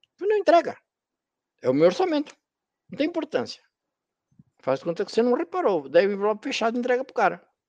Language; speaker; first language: Portuguese; native; Portuguese